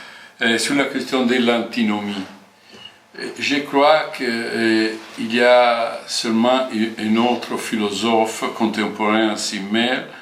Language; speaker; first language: French; non-native, fluent; Italian